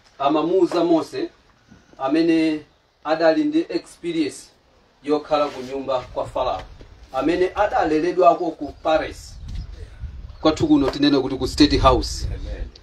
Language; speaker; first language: Nyanja; native; Nyanja